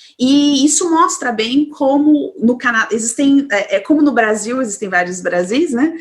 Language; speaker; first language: Portuguese; native; Portuguese